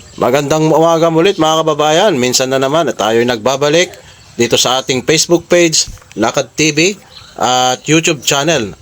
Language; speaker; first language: Filipino; non-native, local second language; Iloko